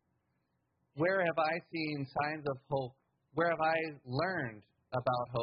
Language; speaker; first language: English; native; English